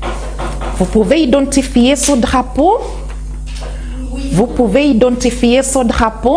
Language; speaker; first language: French; non-native, fluent; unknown